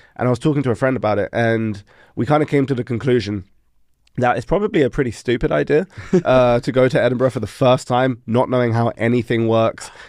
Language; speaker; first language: English; native; English